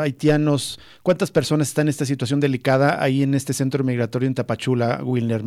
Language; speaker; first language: Spanish; native; Spanish